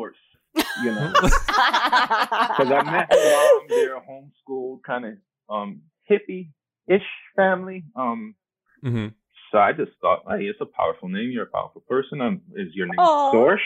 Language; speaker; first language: English; early bilingual, other home language; Spanish